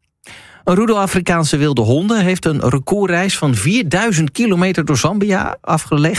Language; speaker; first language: Dutch; native; Dutch